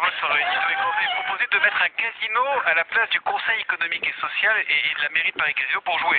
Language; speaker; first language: French; native; French